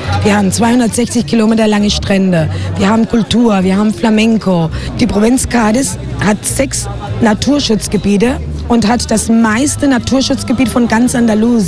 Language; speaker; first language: German; non-native, fluent; Spanish